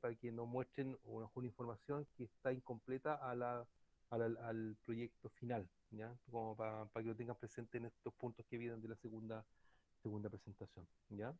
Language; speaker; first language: Spanish; native; Spanish